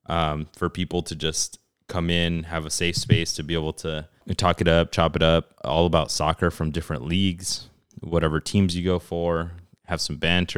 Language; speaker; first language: English; early bilingual, other home language; Spanish